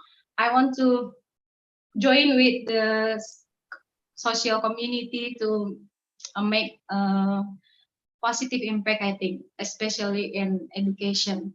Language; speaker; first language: English; non-native, learner; Indonesian